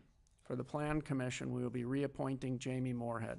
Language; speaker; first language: English; native; English